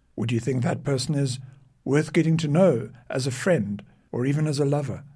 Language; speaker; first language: English; native; English